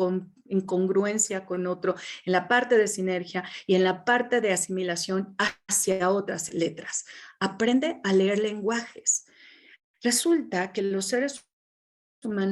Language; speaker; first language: Spanish; native; Spanish